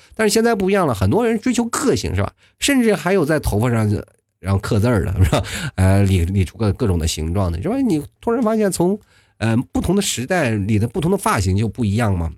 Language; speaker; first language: Chinese; native; Chinese